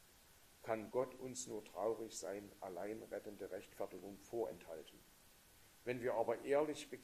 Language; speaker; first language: German; native; German